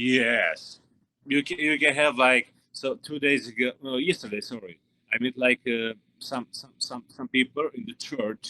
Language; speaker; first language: English; non-native, learner; Romanian